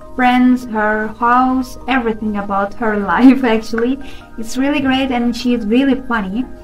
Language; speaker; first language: English; non-native, learner; Turkish